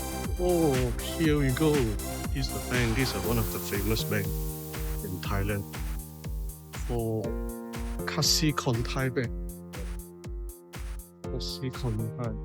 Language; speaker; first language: English; non-native, local second language; Chinese